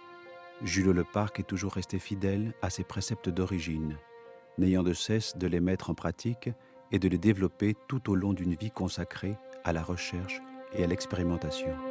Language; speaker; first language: French; native; French